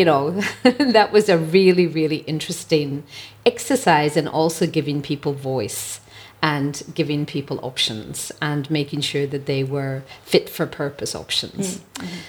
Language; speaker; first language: English; native; English